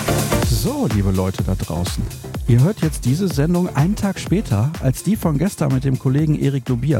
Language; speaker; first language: German; native; German